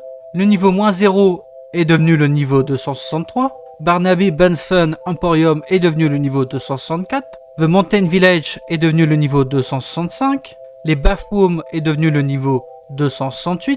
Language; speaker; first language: French; native; French